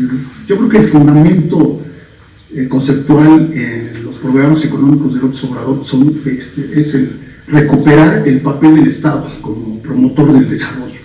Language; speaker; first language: Spanish; native; Spanish